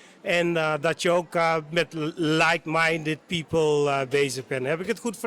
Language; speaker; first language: Dutch; non-native, local second language; Papiamento